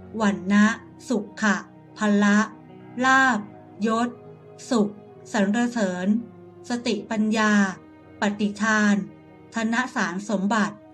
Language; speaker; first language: Thai; native; Thai